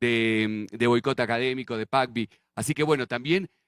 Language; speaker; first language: Spanish; native; Spanish